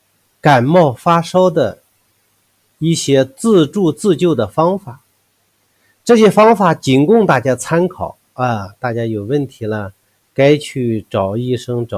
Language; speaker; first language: Chinese; native; Chinese